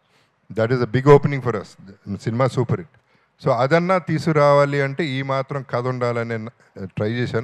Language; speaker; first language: Telugu; native; Telugu